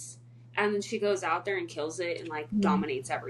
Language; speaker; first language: English; native; English